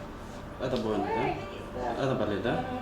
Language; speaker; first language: Russian; non-native, learner; Chinese